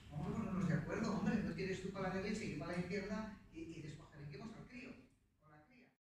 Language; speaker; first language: Spanish; native; Spanish